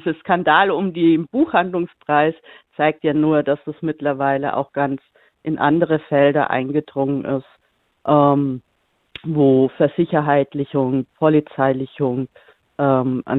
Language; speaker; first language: German; native; German